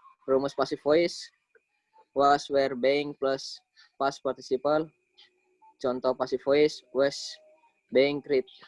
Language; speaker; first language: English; non-native, learner; Indonesian